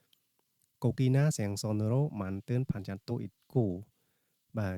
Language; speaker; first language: Korean; non-native, fluent; Khmer